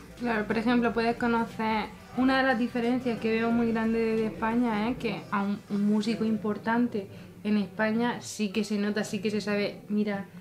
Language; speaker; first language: Spanish; native; Spanish